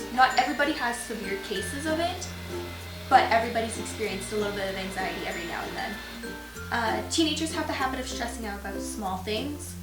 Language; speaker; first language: English; native; English